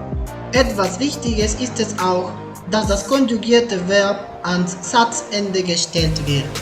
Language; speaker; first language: German; non-native, fluent; Spanish